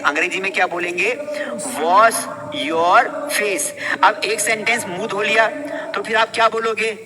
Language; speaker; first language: Hindi; native; Hindi